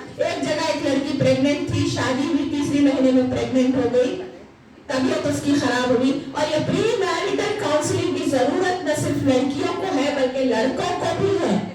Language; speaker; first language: Urdu; native; Urdu